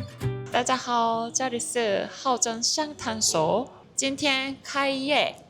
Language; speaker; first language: Chinese; non-native, learner; Korean